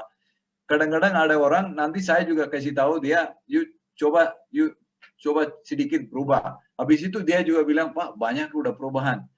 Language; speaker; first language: Indonesian; non-native, learner; Tamil